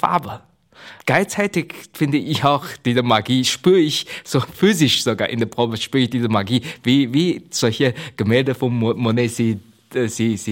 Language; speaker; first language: German; non-native, learner; Chinese